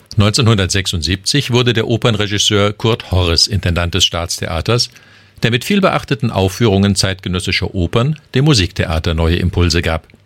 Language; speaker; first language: German; native; German